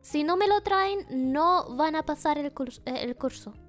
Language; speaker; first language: Spanish; non-native, learner; English